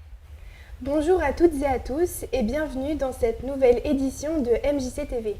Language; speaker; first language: French; native; French